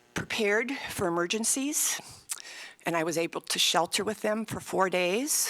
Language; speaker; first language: English; native; English